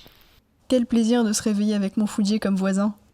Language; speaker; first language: French; native; French